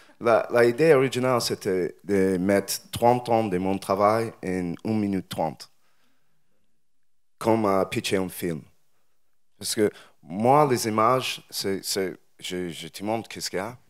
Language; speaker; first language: French; non-native, learner; English